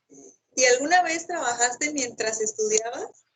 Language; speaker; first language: Spanish; native; Spanish